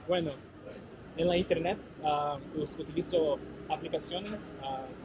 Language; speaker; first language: Spanish; non-native, fluent; Portuguese